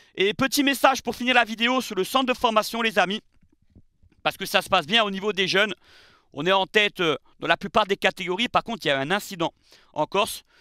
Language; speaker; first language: French; native; French